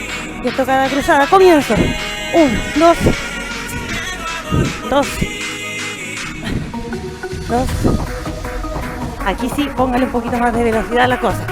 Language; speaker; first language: Spanish; native; Spanish